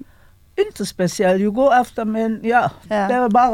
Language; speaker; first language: Swedish; non-native, fluent; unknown